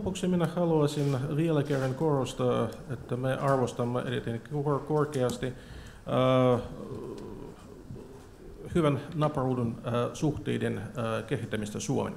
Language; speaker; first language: Finnish; non-native, fluent; Russian